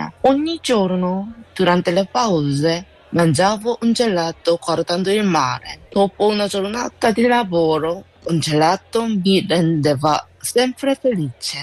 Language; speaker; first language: Italian; non-native, learner; Korean